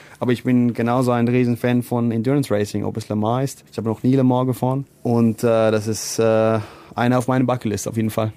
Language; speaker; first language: German; non-native, fluent; Afrikaans